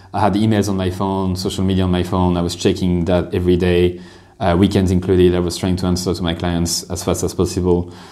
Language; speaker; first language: English; non-native, fluent; French